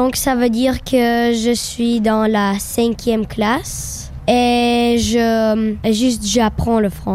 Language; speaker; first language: French; non-native, learner; Slovak